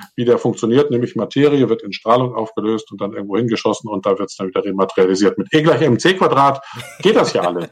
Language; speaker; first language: German; native; German